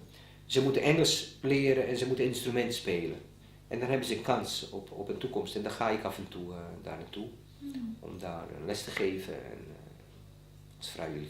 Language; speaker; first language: Dutch; non-native, fluent; Bosnian